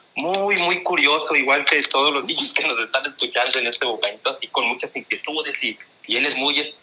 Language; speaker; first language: Spanish; native; Spanish